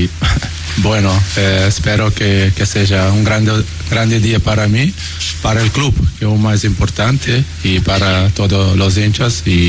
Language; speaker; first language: Spanish; non-native, fluent; Portuguese